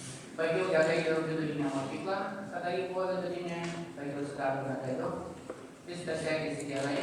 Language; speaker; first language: Lithuanian; native; Lithuanian